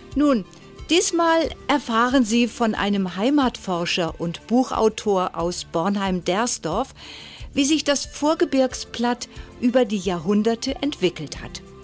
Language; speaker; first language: German; native; German